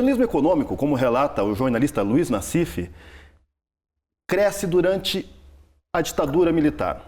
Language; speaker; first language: Portuguese; native; Portuguese